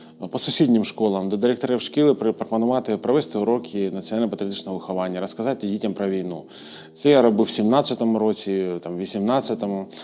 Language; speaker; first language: Ukrainian; non-native, local second language; Russian